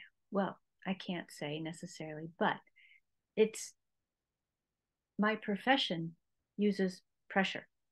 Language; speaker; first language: English; native; English